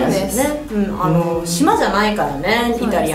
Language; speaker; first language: Japanese; early bilingual, heritage; Japanese